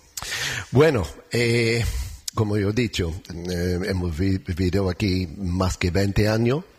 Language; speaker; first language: Spanish; non-native, learner; English